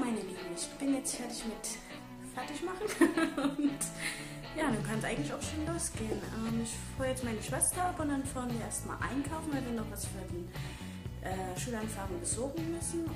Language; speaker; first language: German; native; German